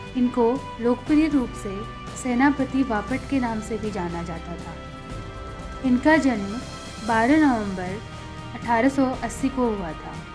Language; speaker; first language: Hindi; native; Hindi